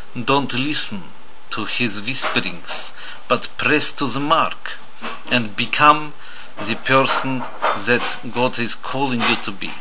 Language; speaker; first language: English; native; English